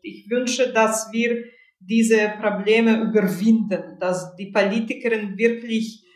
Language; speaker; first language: German; non-native, fluent; Russian